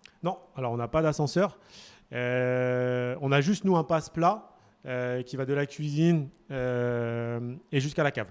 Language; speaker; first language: French; native; French